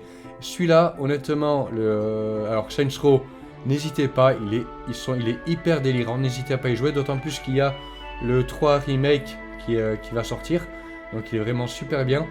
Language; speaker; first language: French; native; French